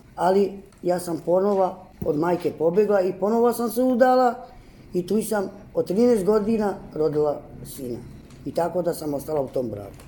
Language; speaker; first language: Serbian; non-native, local second language; Romany